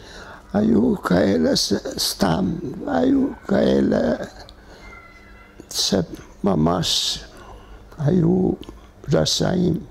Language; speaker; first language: Hebrew; non-native, fluent; Hungarian